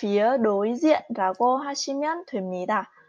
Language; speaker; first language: Korean; non-native, fluent; Vietnamese